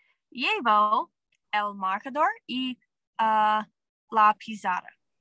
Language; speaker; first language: Spanish; non-native, learner; English